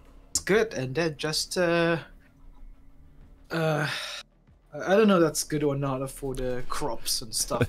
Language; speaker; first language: English; non-native, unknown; Japanese